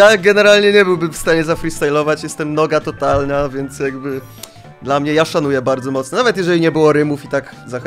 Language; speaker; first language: Polish; native; Polish